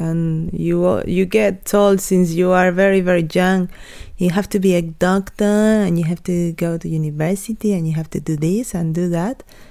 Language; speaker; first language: English; non-native, fluent; Spanish